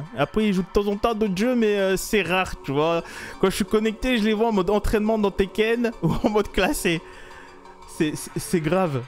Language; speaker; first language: French; native; French